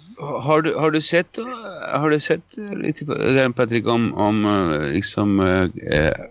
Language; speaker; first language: Swedish; non-native, fluent; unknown